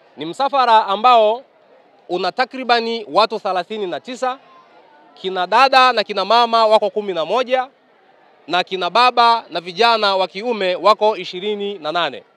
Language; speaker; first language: Swahili; native; Swahili